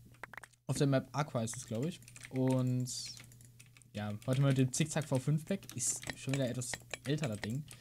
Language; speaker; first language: German; native; German